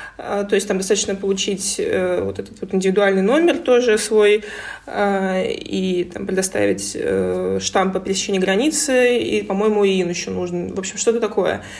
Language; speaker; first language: Russian; native; Russian